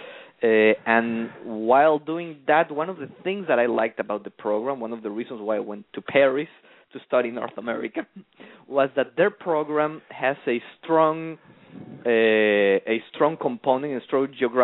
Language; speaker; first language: English; non-native, fluent; Spanish